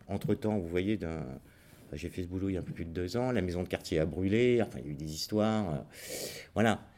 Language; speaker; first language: French; native; French